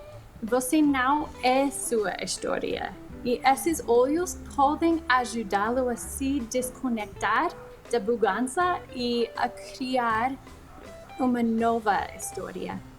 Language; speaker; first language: Portuguese; non-native, fluent; English